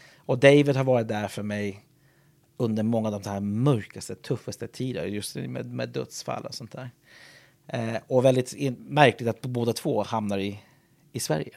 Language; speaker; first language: Swedish; non-native, fluent; English